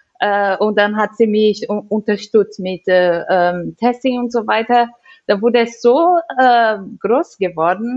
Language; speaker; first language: German; non-native, learner; Portuguese